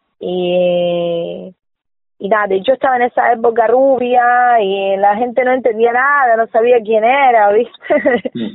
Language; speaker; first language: Spanish; non-native, fluent; Portuguese